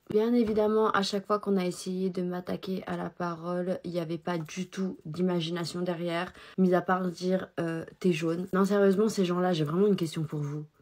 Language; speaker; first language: French; early bilingual, other home language; Chinese